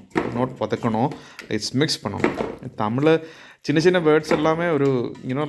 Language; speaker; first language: Tamil; non-native, learner; Malayalam